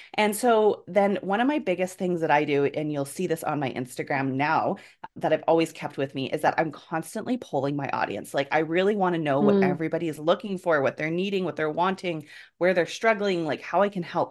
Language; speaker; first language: English; native; English